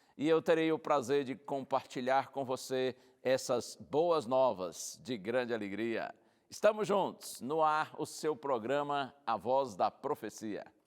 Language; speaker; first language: Portuguese; native; Portuguese